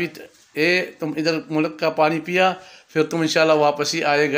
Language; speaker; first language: Hindi; non-native, learner; Arabic